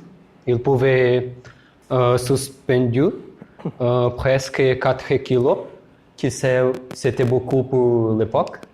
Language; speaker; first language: French; non-native, learner; Portuguese